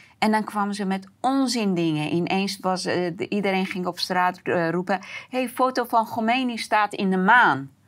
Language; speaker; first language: Dutch; non-native, fluent; Persian